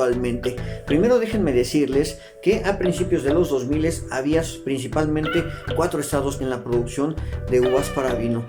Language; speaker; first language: Spanish; native; Spanish